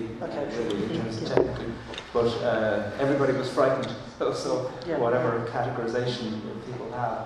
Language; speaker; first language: English; non-native, local second language; Irish